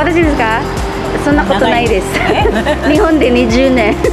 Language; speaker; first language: Japanese; non-native, fluent; Filipino